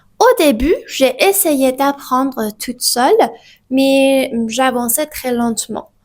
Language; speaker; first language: French; non-native, fluent; Persian